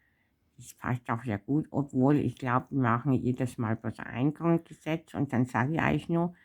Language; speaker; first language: German; native; German